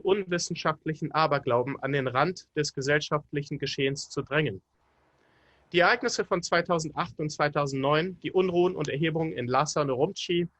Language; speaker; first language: German; native; German